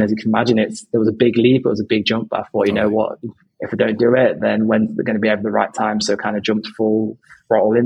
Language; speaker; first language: English; native; English